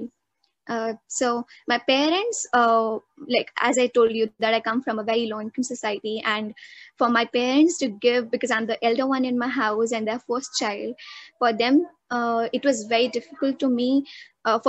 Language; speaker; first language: English; non-native, local second language; Hindi